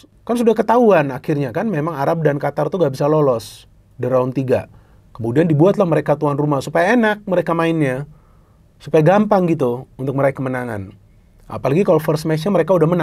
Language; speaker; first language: Indonesian; native; Indonesian